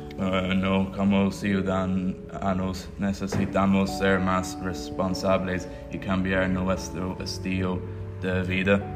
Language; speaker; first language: Spanish; non-native, learner; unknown